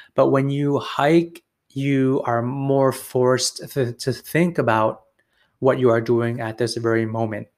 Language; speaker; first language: English; native; English